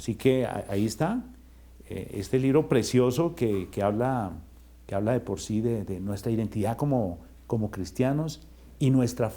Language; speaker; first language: Spanish; native; Spanish